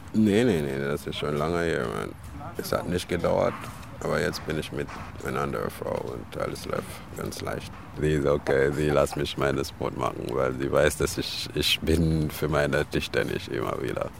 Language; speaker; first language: German; non-native, learner; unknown